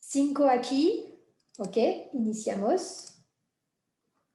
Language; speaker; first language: Spanish; non-native, fluent; French